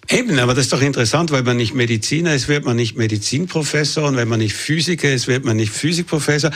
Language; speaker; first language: German; native; German